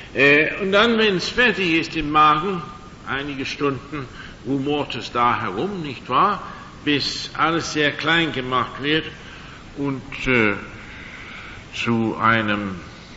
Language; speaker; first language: German; non-native, fluent; English